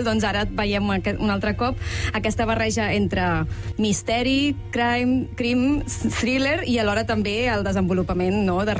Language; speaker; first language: Catalan; native; Catalan